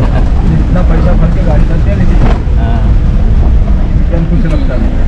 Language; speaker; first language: Hindi; non-native, local second language; Malayalam